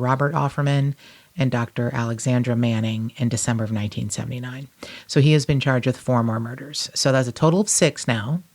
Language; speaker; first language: English; native; English